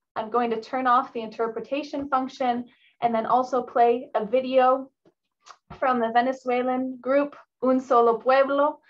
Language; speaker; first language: English; native; English